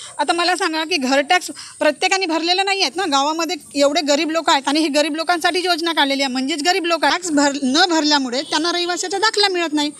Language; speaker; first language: Marathi; native; Marathi